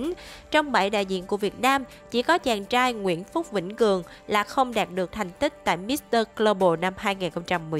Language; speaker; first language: Vietnamese; native; Vietnamese